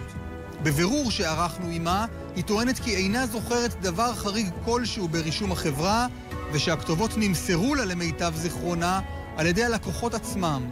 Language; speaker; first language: Hebrew; native; Hebrew